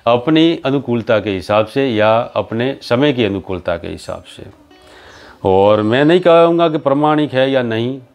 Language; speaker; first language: Hindi; native; Hindi